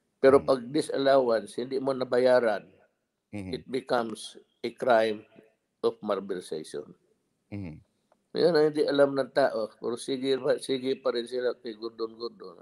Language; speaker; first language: Filipino; non-native, local second language; Cebuano